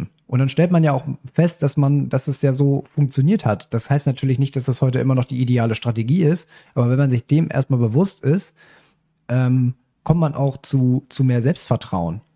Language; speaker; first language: German; native; German